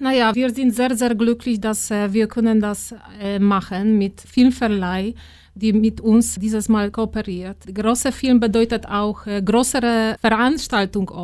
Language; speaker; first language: German; non-native, fluent; Polish